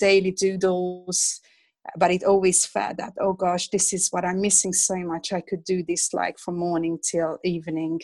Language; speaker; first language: English; non-native, fluent; Hungarian